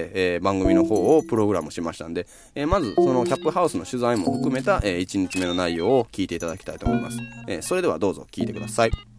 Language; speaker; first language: Japanese; native; Japanese